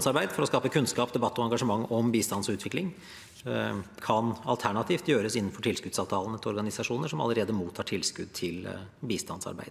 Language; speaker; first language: Norwegian; native; Norwegian